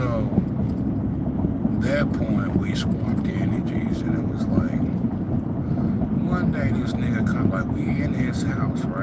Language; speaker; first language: English; native; English